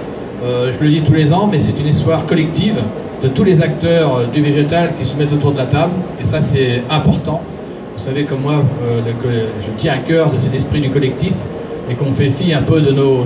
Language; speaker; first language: French; native; French